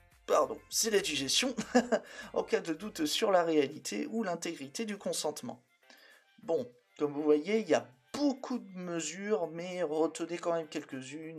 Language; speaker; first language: French; native; French